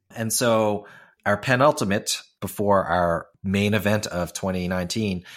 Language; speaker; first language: English; non-native, local second language; Cantonese